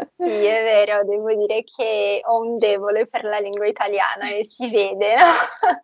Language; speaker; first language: Italian; non-native, fluent; Portuguese